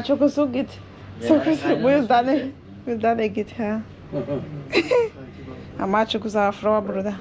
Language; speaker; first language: Turkish; non-native, learner; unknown